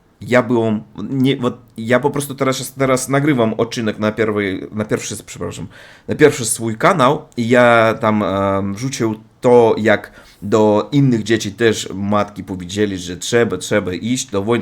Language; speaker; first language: Polish; non-native, learner; Russian